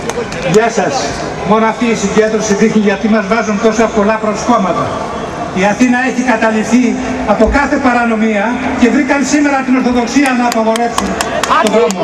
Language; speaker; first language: Greek; native; Greek